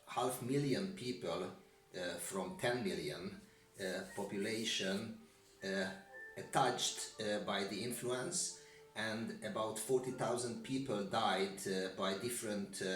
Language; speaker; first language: English; non-native, learner; Hungarian